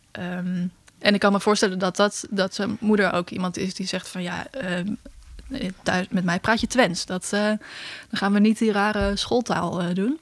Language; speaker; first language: Dutch; native; Dutch